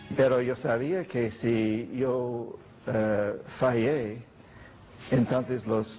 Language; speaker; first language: Spanish; non-native, fluent; English